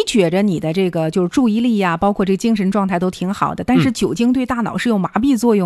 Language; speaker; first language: Chinese; native; Chinese